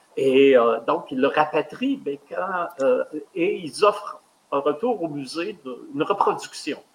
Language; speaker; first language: French; native; French